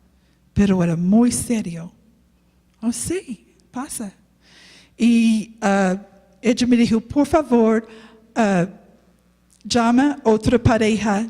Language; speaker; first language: Spanish; non-native, learner; English